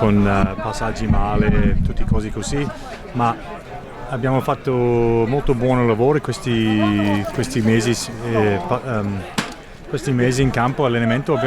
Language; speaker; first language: Italian; non-native, learner; English